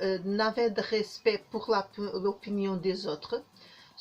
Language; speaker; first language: French; non-native, learner; Portuguese